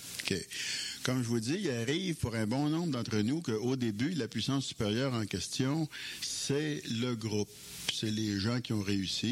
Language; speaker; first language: French; native; French